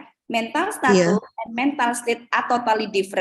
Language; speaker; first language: English; non-native, fluent; Indonesian